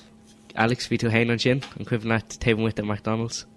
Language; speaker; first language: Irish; non-native, local second language; English